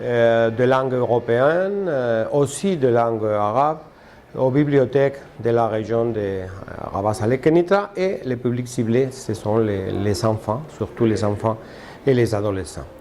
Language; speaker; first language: French; non-native, fluent; Spanish